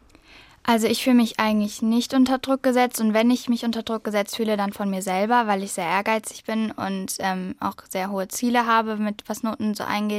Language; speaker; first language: German; native; German